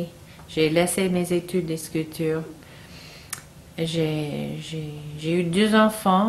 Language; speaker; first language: French; non-native, learner; English